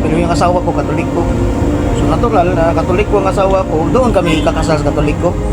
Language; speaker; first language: Filipino; non-native, local second language; Cebuano